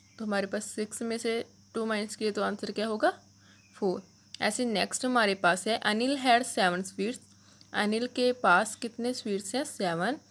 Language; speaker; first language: Hindi; non-native, local second language; Punjabi